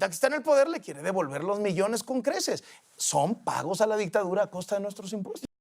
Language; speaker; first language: Spanish; native; Spanish